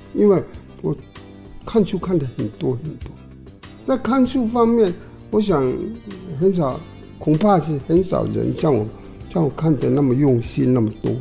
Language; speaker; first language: Chinese; non-native, local second language; Min Nan Chinese